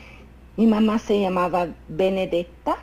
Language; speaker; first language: Spanish; non-native, fluent; Italian